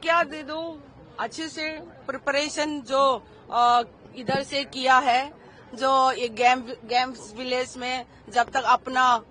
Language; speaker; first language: Hindi; non-native, local second language; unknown